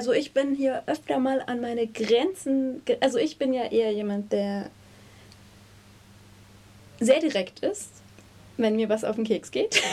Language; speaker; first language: German; native; German